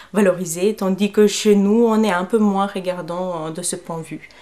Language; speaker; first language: French; non-native, fluent; Macedonian